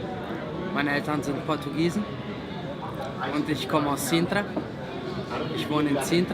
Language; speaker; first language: German; early bilingual, other home language; Portuguese